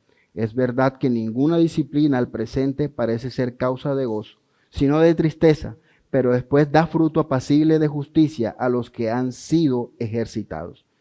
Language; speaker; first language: Spanish; native; Spanish